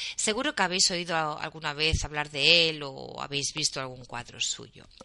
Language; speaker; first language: Spanish; native; Spanish